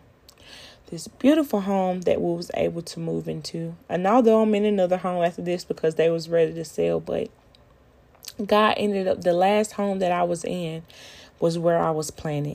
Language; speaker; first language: English; native; English